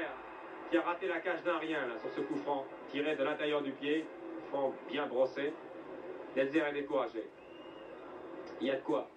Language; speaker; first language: French; native; French